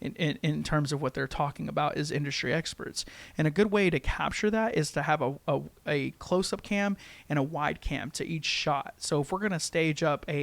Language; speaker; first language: English; native; English